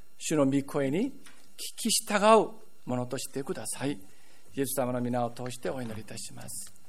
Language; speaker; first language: Japanese; non-native, fluent; Korean